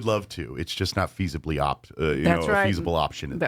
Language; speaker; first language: English; native; English